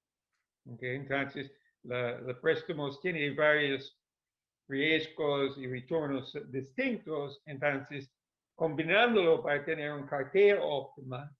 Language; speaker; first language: Spanish; non-native, fluent; English